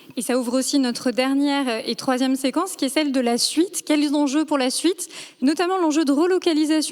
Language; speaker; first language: French; native; French